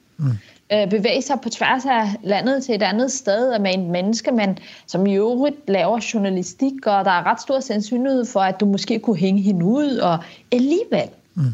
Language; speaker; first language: Danish; early bilingual, other home language; Kurdish